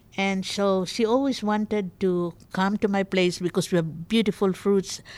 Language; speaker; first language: English; non-native, local second language; Bikol